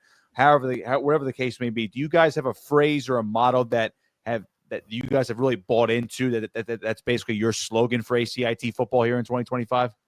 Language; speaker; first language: English; native; English